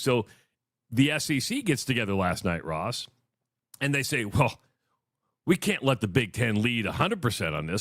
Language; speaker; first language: English; native; English